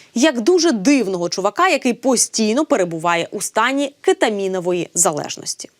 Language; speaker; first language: Ukrainian; native; Ukrainian